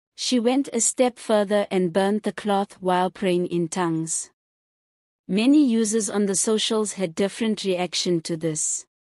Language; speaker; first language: English; non-native, local second language; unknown